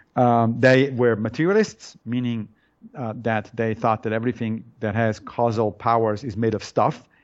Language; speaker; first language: English; non-native, fluent; Italian